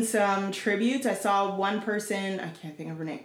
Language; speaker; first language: English; native; English